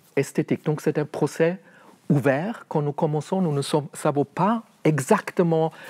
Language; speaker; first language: French; non-native, fluent; German